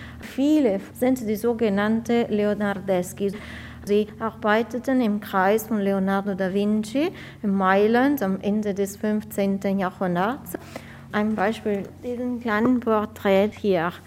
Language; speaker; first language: German; non-native, fluent; Italian